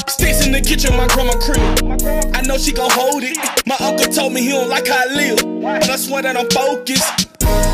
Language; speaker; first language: English; native; English